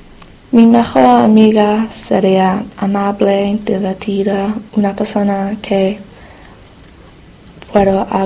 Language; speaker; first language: Spanish; non-native, learner; English